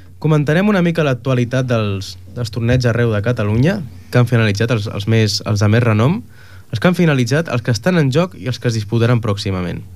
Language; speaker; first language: Catalan; native; Catalan